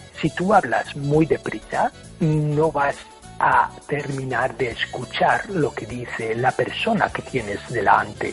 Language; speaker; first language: Spanish; non-native, fluent; English